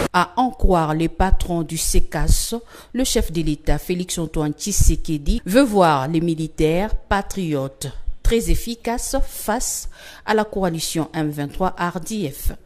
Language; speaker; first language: French; non-native, local second language; Swahili